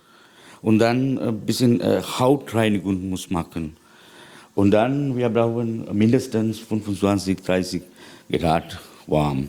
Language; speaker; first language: German; non-native, learner; Sinhala